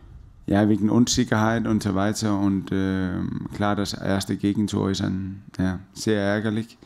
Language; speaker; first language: German; non-native, fluent; Danish